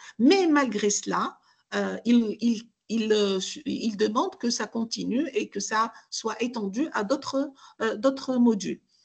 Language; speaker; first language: French; non-native, local second language; Arabic